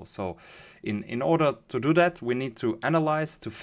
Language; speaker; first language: English; non-native, fluent; German